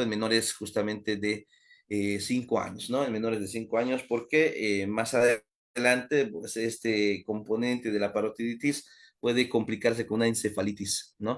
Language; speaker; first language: Spanish; native; Spanish